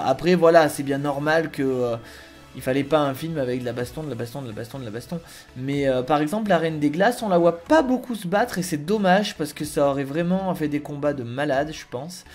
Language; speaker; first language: French; native; French